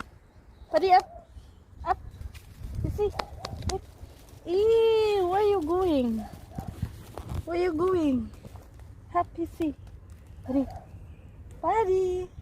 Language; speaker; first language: English; non-native, learner; Filipino